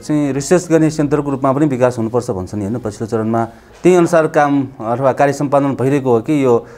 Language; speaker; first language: Nepali; native; Nepali